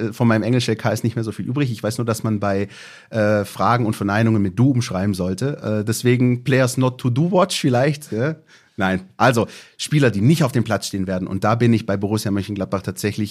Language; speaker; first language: German; native; German